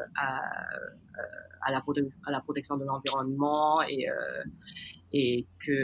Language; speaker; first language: French; native; French